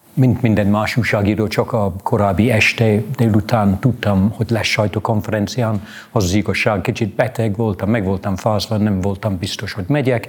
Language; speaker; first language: Hungarian; non-native, fluent; English